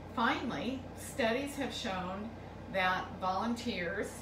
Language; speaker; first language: English; native; English